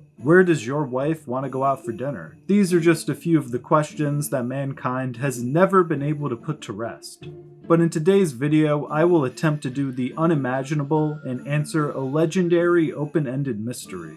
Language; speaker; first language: English; native; English